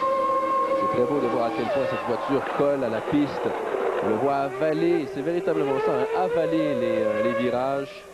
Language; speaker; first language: French; native; French